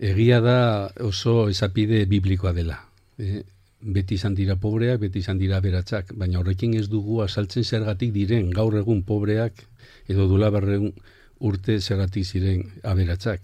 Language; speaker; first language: Basque; non-native, local second language; Spanish